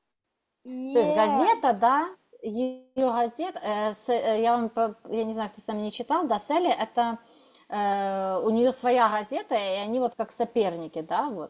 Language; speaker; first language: Russian; native; Russian